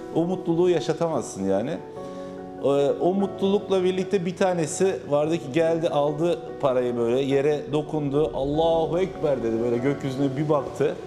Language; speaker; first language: Turkish; native; Turkish